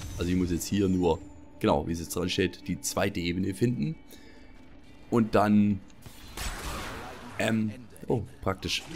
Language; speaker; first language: German; native; German